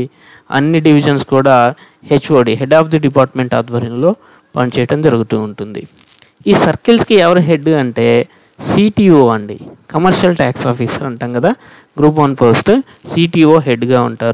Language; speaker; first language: Telugu; native; Telugu